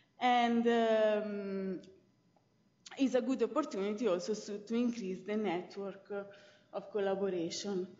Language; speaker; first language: English; non-native, fluent; Italian